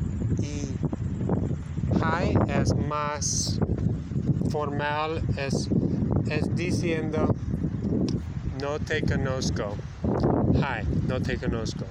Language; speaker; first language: Spanish; non-native, fluent; English